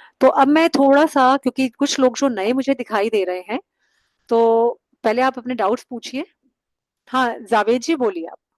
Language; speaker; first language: Hindi; native; Hindi